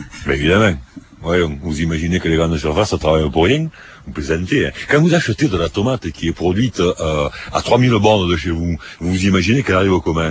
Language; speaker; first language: French; native; French